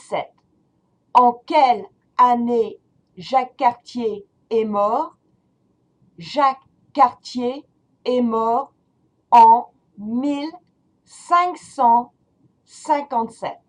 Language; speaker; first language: French; non-native, fluent; English